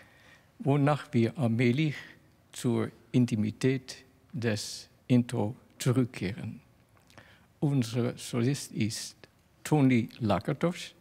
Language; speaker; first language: German; non-native, fluent; Dutch